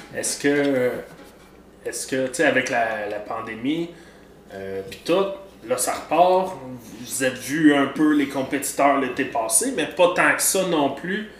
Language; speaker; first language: French; native; French